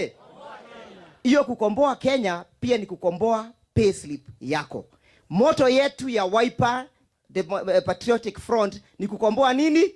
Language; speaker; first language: Swahili; non-native, local second language; Kamba